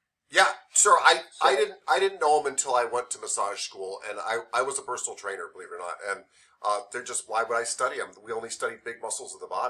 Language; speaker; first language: English; native; English